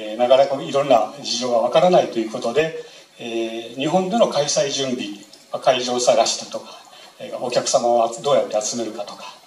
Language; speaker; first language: Japanese; native; Japanese